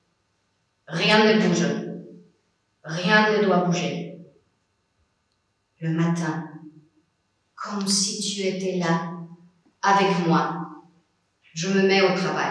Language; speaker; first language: French; non-native, fluent; Spanish